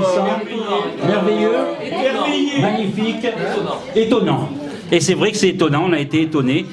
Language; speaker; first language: French; native; French